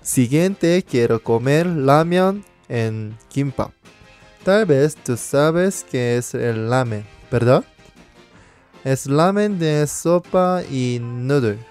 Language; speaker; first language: Spanish; non-native, learner; Korean